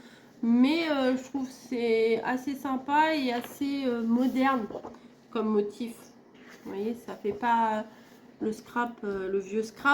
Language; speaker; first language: French; native; French